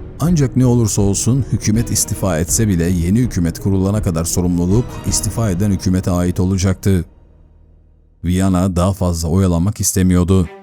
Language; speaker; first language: Turkish; native; Turkish